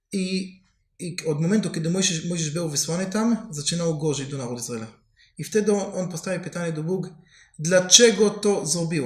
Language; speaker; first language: Polish; non-native, learner; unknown